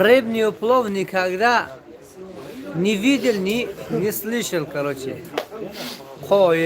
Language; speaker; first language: Russian; non-native, local second language; Tajik